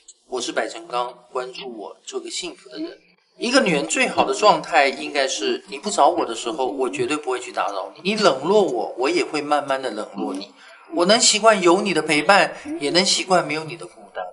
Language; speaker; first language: Chinese; native; Chinese